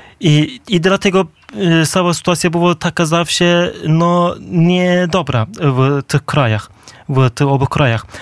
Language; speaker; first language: Polish; non-native, fluent; Turkish